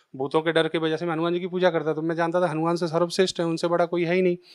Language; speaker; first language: Hindi; native; Hindi